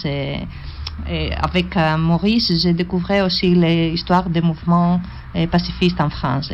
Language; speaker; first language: French; non-native, learner; Greek